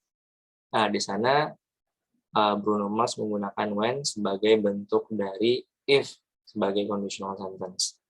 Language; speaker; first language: Indonesian; native; Indonesian